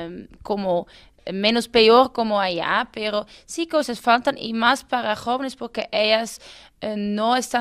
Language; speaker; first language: Spanish; non-native, learner; Dutch